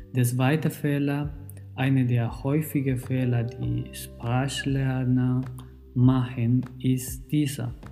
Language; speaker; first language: German; non-native, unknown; Spanish